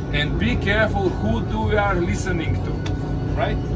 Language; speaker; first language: English; non-native, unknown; Macedonian